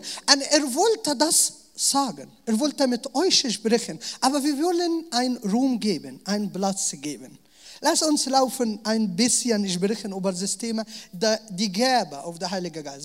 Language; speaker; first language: German; non-native, learner; Arabic